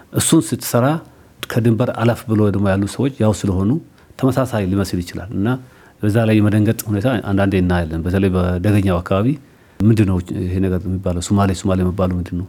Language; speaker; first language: Amharic; non-native, local second language; Somali